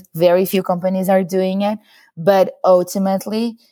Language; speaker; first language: English; non-native, fluent; Portuguese